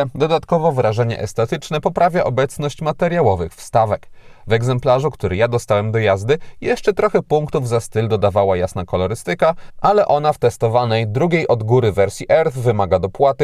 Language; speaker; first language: Polish; native; Polish